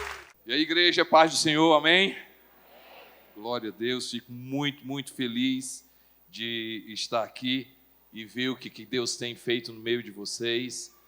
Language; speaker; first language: Portuguese; native; Portuguese